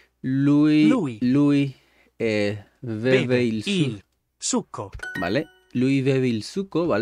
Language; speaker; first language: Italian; non-native, learner; Spanish